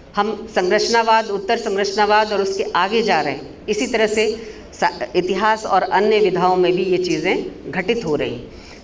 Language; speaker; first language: Hindi; native; Hindi